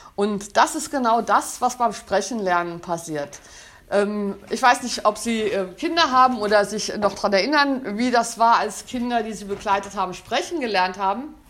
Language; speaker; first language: German; native; German